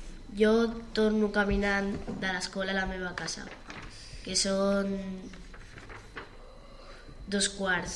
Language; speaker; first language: Catalan; non-native, local second language; Spanish